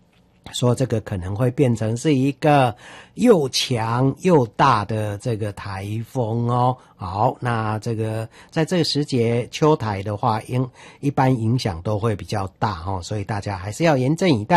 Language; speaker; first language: Chinese; native; Chinese